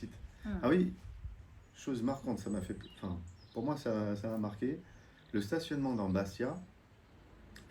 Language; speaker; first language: French; native; French